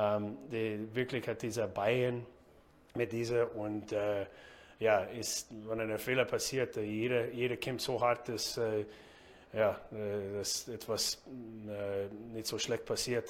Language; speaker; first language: German; non-native, learner; English